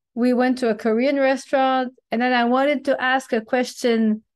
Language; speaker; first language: English; non-native, fluent; French